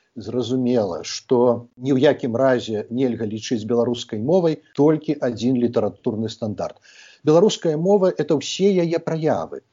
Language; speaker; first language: Belarusian; native; Belarusian